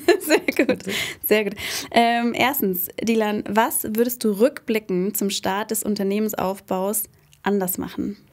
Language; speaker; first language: German; native; German